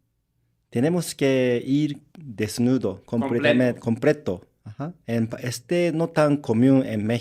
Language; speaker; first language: Spanish; non-native, learner; Japanese